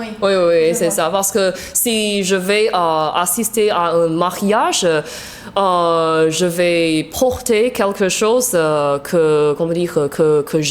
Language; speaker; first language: French; non-native, learner; Chinese